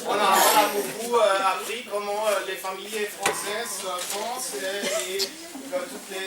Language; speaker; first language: French; non-native, learner; German